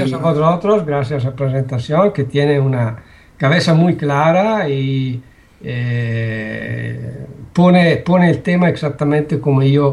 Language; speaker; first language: Spanish; non-native, learner; Italian